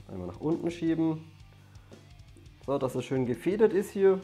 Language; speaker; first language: German; native; German